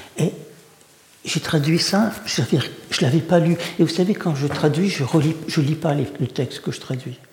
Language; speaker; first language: French; early bilingual, other home language; Russian